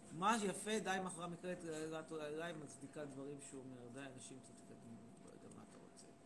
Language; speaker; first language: Hebrew; native; Hebrew